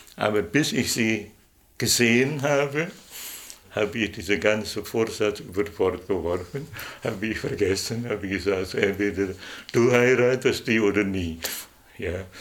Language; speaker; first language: German; non-native, fluent; Indonesian